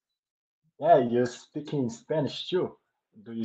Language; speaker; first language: English; non-native, learner; Portuguese